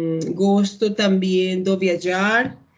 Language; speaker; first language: Portuguese; non-native, learner; Spanish